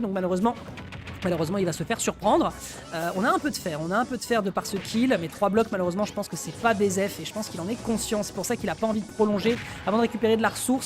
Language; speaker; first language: French; native; French